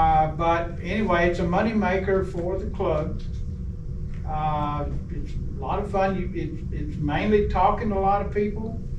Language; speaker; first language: English; native; English